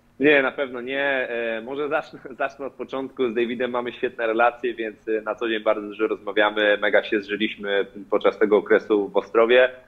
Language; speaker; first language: Polish; native; Polish